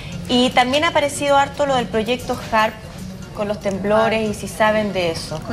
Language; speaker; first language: Spanish; native; Spanish